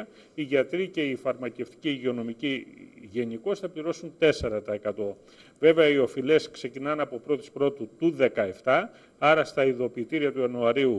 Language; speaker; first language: Greek; native; Greek